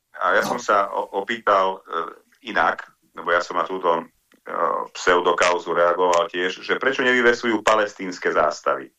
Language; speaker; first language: Slovak; non-native, local second language; Hungarian